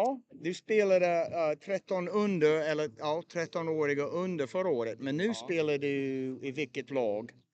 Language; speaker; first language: Swedish; native; Swedish